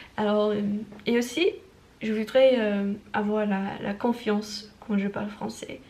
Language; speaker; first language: French; non-native, learner; English